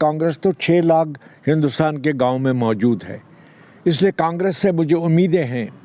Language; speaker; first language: Urdu; non-native, local second language; Kashmiri